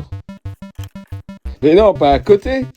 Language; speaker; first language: French; native; French